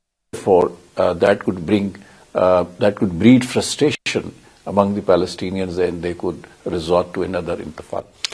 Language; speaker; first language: English; non-native, local second language; Urdu